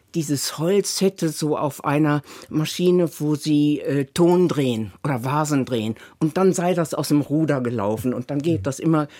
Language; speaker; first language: German; native; German